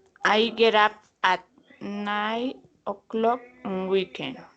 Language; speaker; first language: English; non-native, learner; Spanish